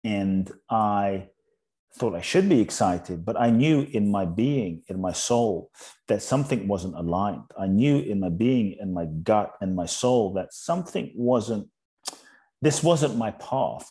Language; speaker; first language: English; native; English